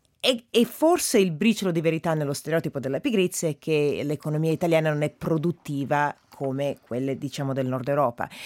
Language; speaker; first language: Italian; early bilingual, heritage; Italian